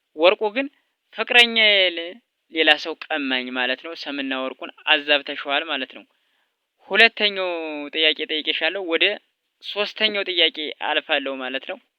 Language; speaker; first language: Amharic; native; Amharic